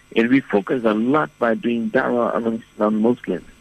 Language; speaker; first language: English; non-native, fluent; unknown